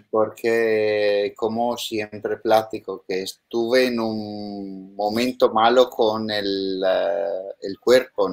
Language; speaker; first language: Spanish; non-native, fluent; Italian